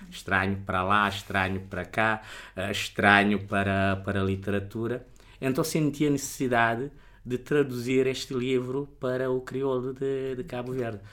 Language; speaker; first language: Portuguese; non-native, local second language; Kabuverdianu